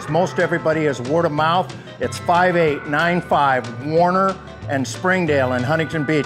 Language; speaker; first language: English; native; English